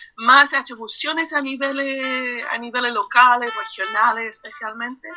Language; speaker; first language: Spanish; non-native, fluent; English